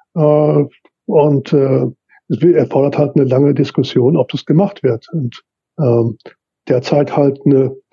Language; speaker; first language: German; native; German